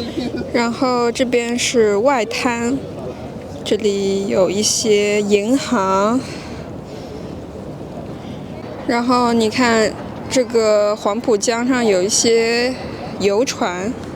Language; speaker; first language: Chinese; non-native, fluent; French